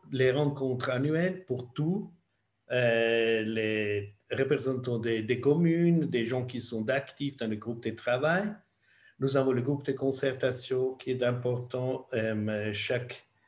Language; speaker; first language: French; non-native, fluent; German